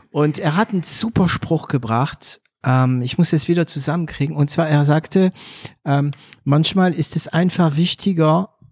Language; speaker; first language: German; non-native, fluent; French